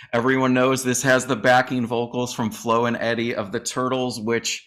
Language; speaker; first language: English; native; English